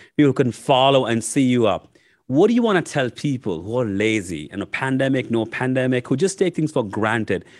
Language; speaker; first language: English; non-native, local second language; Hindi